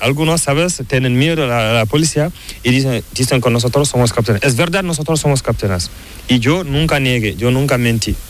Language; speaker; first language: Spanish; non-native, learner; Fula